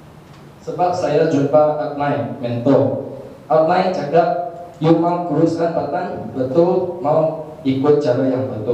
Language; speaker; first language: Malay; non-native, local second language; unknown